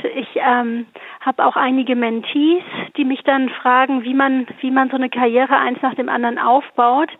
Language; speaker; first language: German; native; German